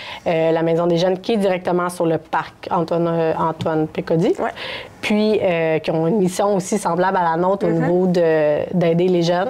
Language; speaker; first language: French; native; French